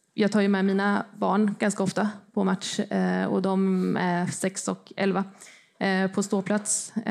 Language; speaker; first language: Swedish; native; Swedish